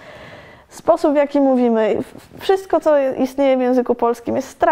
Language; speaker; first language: Polish; native; Polish